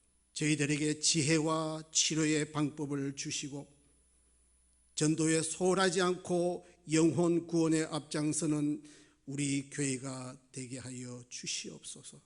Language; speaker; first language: Korean; native; Korean